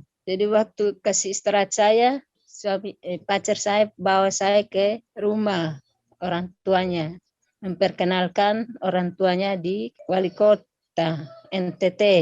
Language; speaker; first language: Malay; non-native, local second language; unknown